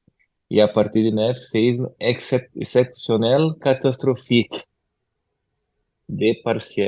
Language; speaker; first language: French; non-native, learner; Portuguese